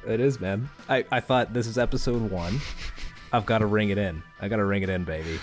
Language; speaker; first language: English; native; English